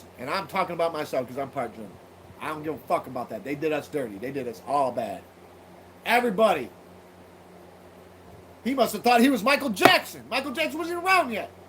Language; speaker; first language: English; native; English